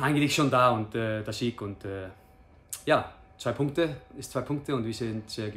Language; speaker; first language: German; non-native, fluent; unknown